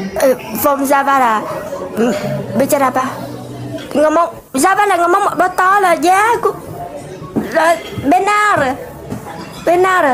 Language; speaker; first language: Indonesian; non-native, learner; Vietnamese